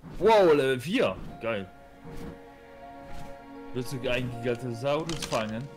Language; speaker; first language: German; non-native, learner; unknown